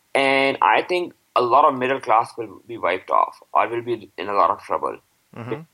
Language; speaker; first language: English; non-native, local second language; Urdu